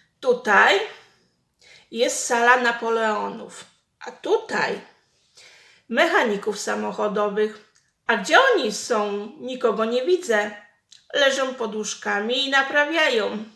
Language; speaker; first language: Polish; native; Polish